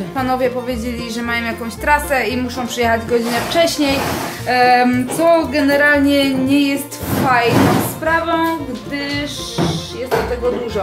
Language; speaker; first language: Polish; native; Polish